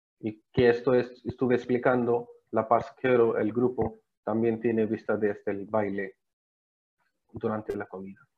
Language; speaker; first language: Spanish; non-native, learner; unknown